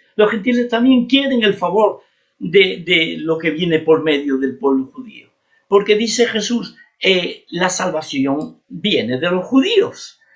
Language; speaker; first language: Spanish; native; Spanish